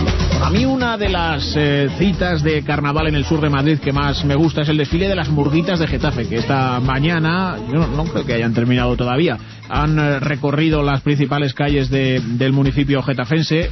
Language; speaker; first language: Spanish; native; Spanish